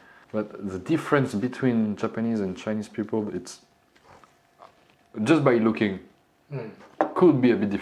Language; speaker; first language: English; non-native, learner; French